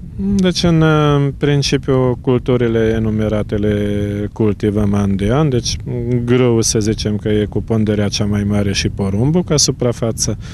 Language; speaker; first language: Romanian; non-native, local second language; Hungarian